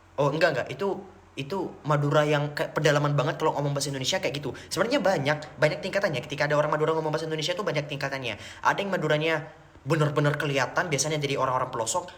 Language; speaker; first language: Indonesian; non-native, local second language; Madurese